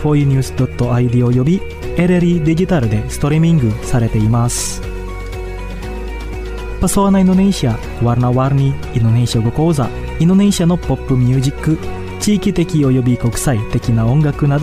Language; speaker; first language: Japanese; non-native, fluent; Indonesian